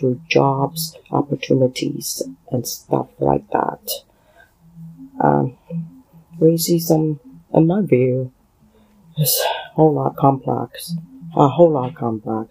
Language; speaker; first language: English; non-native, local second language; Cantonese